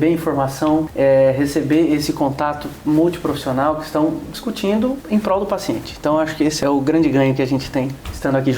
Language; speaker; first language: Portuguese; native; Portuguese